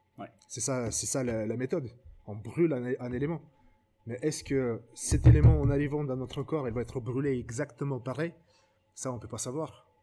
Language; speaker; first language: French; non-native, fluent; Lithuanian